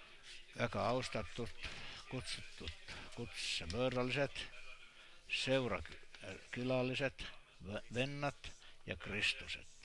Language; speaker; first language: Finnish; non-native, learner; Estonian